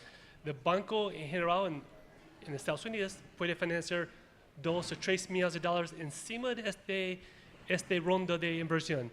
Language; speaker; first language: Spanish; non-native, fluent; English